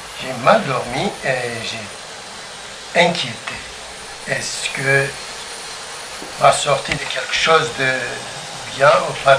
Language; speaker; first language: French; non-native, fluent; Turkish